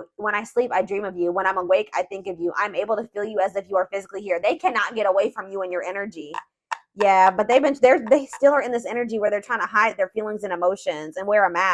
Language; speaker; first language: English; native; English